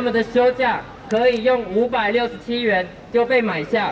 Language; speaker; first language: Chinese; native; Chinese